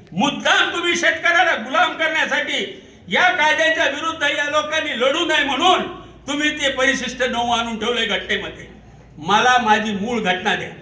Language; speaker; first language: Marathi; non-native, local second language; Urdu